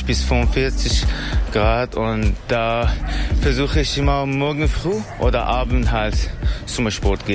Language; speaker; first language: German; non-native, learner; Persian